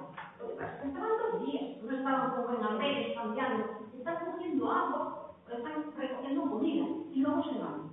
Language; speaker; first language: Spanish; native; Spanish